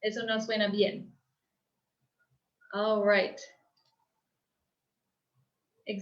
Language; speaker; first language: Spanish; early bilingual, heritage; English